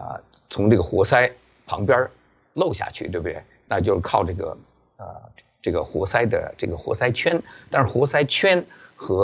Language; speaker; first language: Chinese; native; Chinese